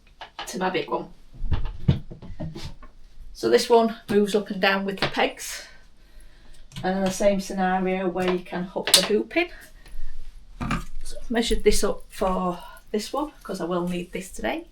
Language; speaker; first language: English; native; English